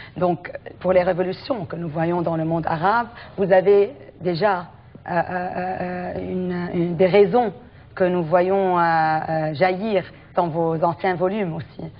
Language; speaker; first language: French; non-native, local second language; Arabic